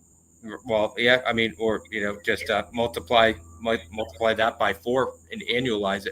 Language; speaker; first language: English; native; English